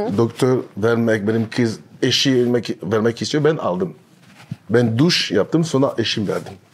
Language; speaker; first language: Turkish; non-native, learner; French